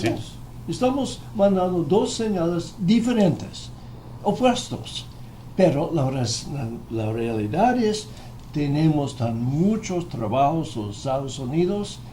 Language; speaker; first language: Spanish; non-native, fluent; English